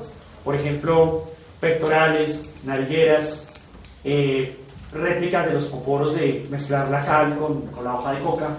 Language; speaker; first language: Spanish; native; Spanish